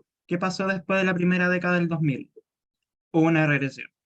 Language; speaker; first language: Spanish; native; Spanish